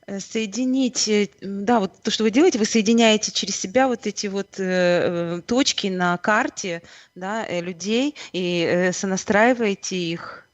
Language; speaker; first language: Russian; native; Russian